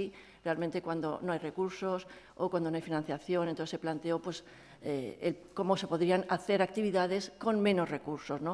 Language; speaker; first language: Spanish; native; Spanish